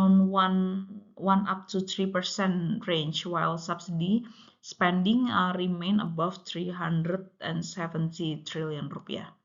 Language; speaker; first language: English; non-native, local second language; Indonesian